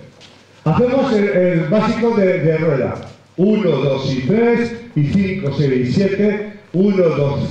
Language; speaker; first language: Spanish; native; Spanish